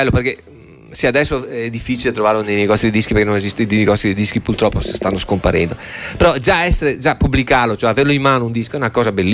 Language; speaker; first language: Italian; native; Italian